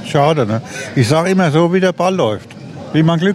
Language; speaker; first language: German; native; German